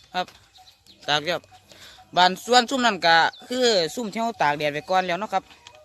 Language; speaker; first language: Thai; native; Thai